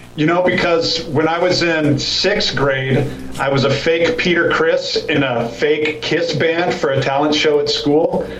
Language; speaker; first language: English; native; English